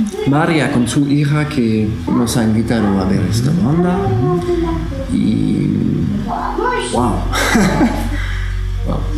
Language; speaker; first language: Spanish; non-native, learner; French